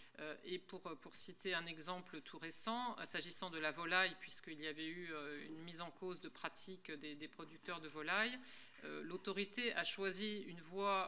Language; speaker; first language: French; native; French